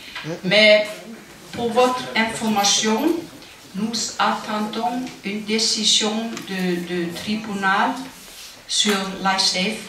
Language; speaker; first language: French; non-native, fluent; Icelandic